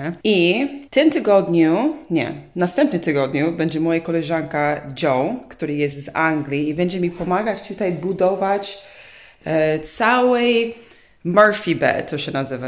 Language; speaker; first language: Polish; early bilingual, heritage; English